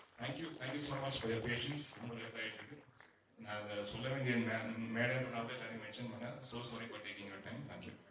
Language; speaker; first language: Tamil; native; Tamil